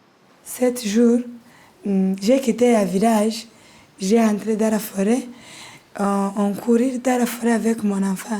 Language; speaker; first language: French; non-native, learner; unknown